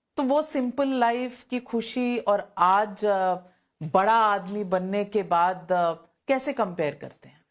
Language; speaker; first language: Hindi; native; Hindi